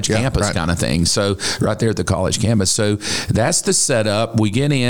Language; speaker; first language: English; native; English